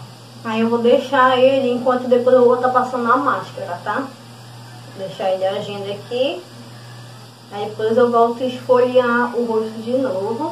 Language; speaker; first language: Portuguese; native; Portuguese